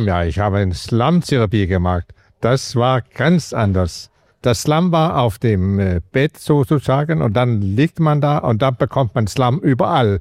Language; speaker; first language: German; non-native, fluent; Danish